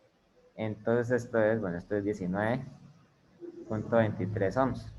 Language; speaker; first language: Spanish; native; Spanish